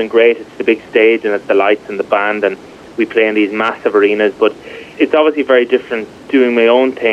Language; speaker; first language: English; native; English